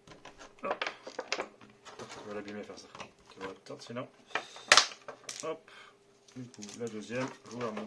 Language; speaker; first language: French; native; French